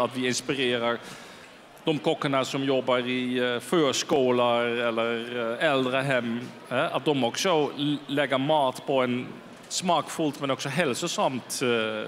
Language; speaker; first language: Swedish; non-native, fluent; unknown